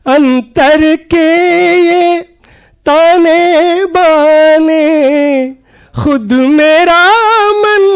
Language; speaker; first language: Hindi; native; Hindi